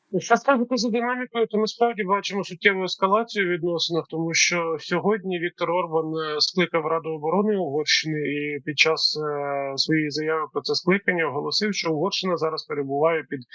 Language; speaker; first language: Ukrainian; native; Ukrainian